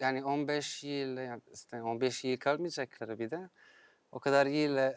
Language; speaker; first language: Turkish; non-native, fluent; Italian